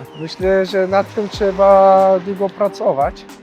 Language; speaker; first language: Polish; early bilingual, heritage; Polish